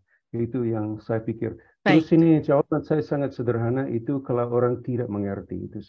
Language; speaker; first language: Indonesian; non-native, fluent; English